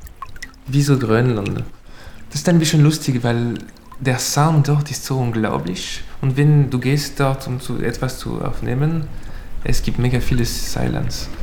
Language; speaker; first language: German; non-native, learner; French